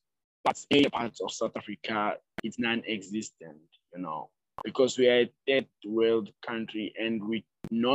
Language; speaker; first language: English; non-native, local second language; Zulu